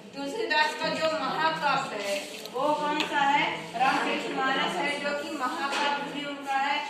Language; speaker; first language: Hindi; native; Hindi